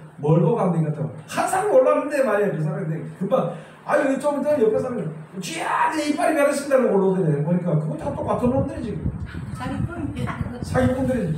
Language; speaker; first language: Korean; native; Korean